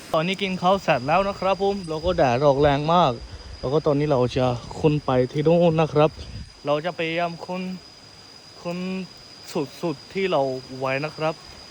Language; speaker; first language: Thai; non-native, fluent; Punjabi